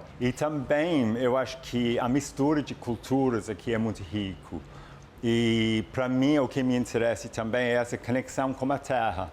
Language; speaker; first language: Portuguese; non-native, fluent; English